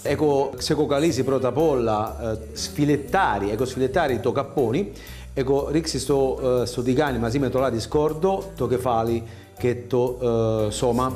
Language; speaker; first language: Greek; non-native, learner; Italian